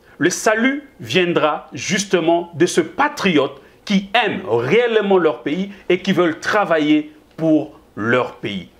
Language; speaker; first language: French; non-native, local second language; Lingala